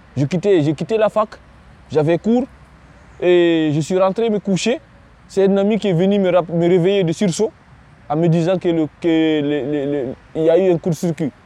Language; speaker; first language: French; non-native, local second language; Fula